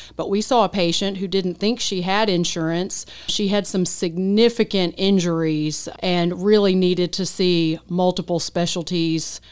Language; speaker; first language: English; native; English